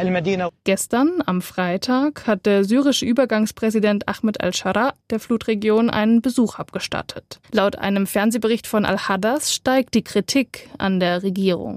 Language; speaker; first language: German; native; German